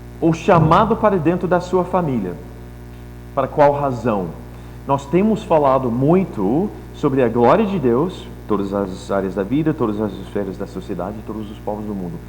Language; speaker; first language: Portuguese; non-native, fluent; English